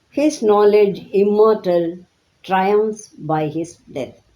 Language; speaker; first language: English; non-native, local second language; Tamil